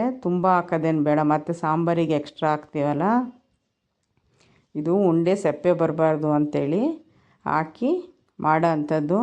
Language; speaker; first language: Kannada; native; Kannada